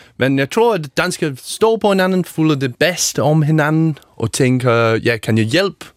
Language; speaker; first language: Danish; non-native, learner; English